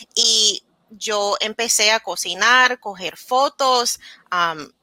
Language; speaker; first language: Spanish; early bilingual, heritage; Spanish